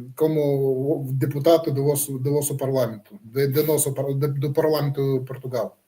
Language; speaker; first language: Portuguese; non-native, learner; Russian